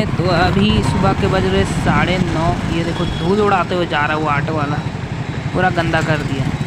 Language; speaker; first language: Hindi; native; Hindi